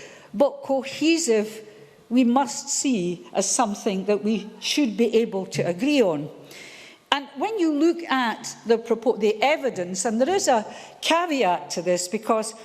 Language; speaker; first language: English; native; English